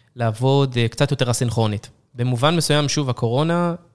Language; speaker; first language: Hebrew; native; Hebrew